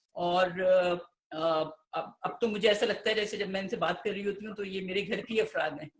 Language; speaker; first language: Urdu; native; Urdu